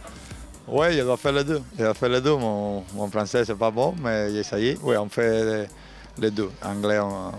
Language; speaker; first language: French; non-native, learner; Spanish